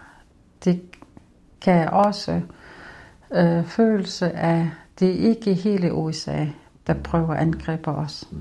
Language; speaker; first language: Danish; non-native, local second language; Kalaallisut